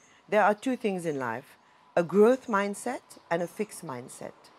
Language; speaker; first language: English; non-native, local second language; Morisyen